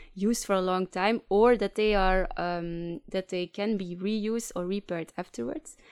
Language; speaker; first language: English; non-native, fluent; Dutch